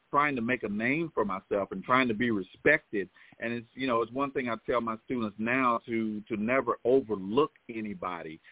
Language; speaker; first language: English; native; English